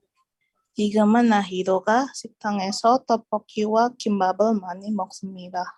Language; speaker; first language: Korean; non-native, learner; Indonesian